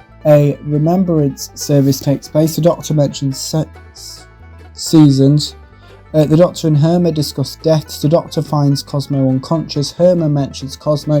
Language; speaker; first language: English; native; English